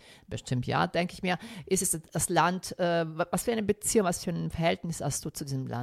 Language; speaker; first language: German; non-native, fluent; Italian